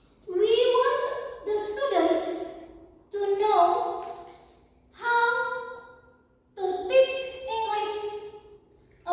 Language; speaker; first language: English; non-native, fluent; Indonesian